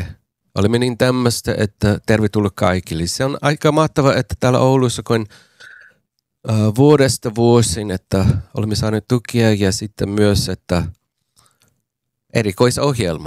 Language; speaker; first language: Finnish; non-native, fluent; English